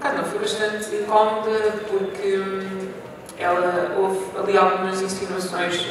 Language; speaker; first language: Portuguese; native; Portuguese